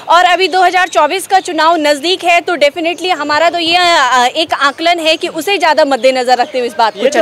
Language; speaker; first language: Hindi; native; Hindi